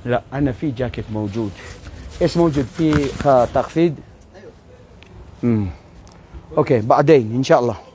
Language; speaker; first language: Arabic; non-native, learner; Maranao